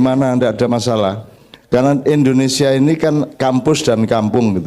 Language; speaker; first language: Indonesian; native; Indonesian